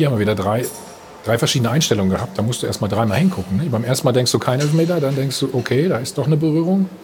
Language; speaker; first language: German; native; German